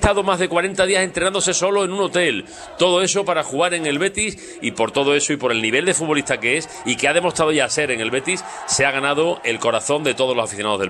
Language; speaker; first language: Spanish; native; Spanish